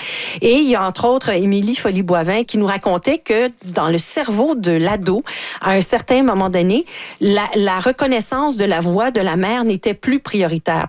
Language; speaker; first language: French; native; French